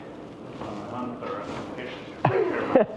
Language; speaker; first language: English; non-native, fluent; German